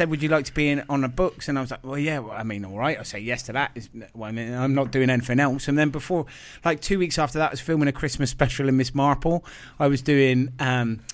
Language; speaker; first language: English; native; English